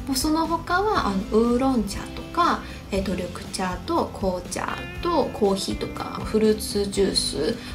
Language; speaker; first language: Japanese; non-native, fluent; Chinese